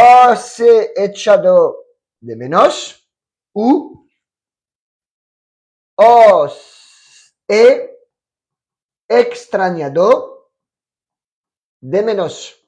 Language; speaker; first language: Spanish; non-native, fluent; French